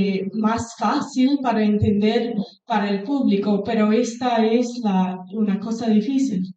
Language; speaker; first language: Spanish; non-native, fluent; English